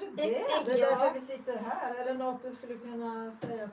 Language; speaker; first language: Swedish; native; Swedish